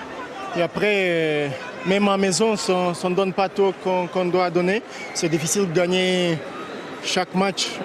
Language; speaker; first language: French; non-native, fluent; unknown